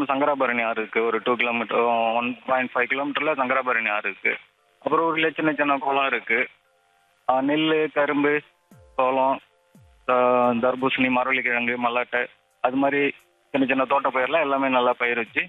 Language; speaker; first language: Tamil; native; Tamil